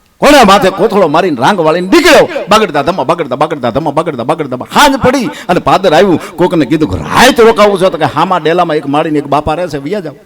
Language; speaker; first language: Gujarati; native; Gujarati